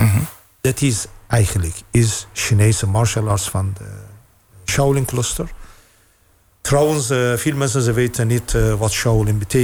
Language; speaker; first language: Dutch; non-native, fluent; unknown